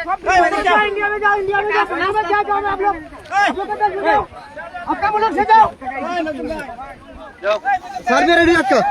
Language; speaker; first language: Hindi; non-native, learner; Bangla